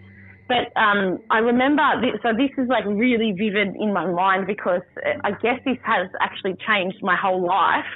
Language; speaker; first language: English; native; English